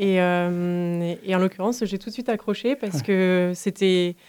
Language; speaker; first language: French; native; French